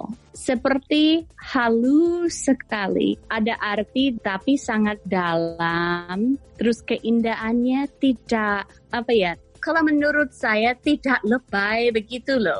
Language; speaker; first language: Indonesian; non-native, fluent; English